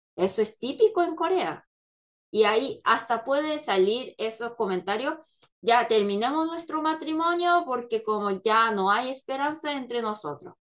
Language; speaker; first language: Spanish; non-native, fluent; Korean